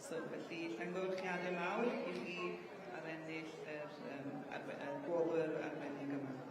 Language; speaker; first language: Welsh; native; Welsh